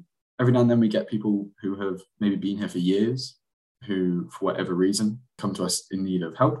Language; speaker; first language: English; native; English